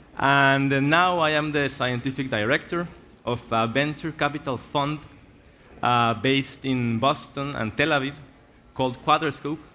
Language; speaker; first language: English; non-native, fluent; Spanish